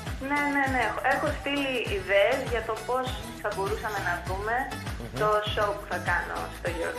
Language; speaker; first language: Greek; early bilingual, heritage; Greek